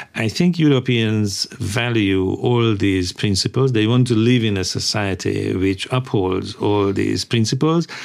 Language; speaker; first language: English; non-native, fluent; Hungarian